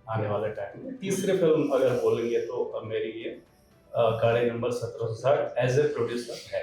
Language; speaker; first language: Hindi; non-native, local second language; Marathi